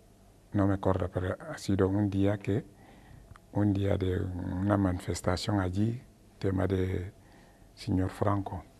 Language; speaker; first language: Spanish; non-native, learner; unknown